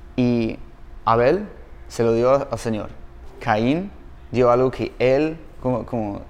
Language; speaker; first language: Spanish; non-native, fluent; English